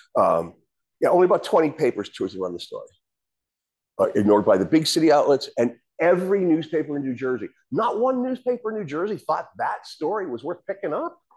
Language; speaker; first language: English; native; English